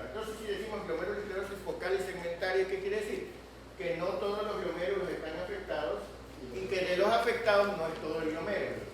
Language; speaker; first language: Spanish; native; Spanish